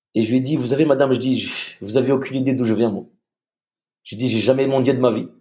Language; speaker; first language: French; native; French